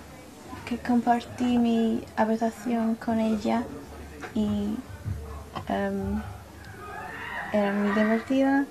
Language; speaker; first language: Spanish; non-native, learner; English